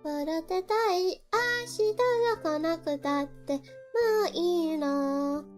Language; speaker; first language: Japanese; non-native, learner; English